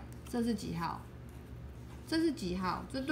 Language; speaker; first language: Chinese; native; Chinese